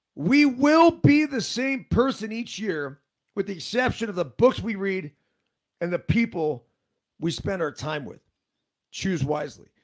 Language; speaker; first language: English; native; English